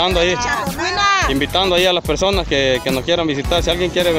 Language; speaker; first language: Spanish; native; Spanish